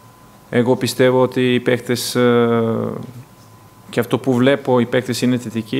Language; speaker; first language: Greek; non-native, fluent; Serbian